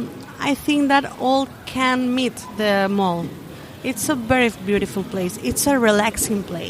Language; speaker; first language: English; non-native, learner; Spanish